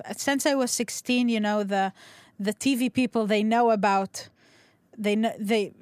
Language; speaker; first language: English; non-native, local second language; Hebrew